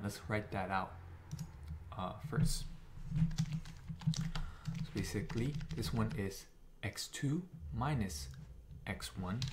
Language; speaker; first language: English; native; English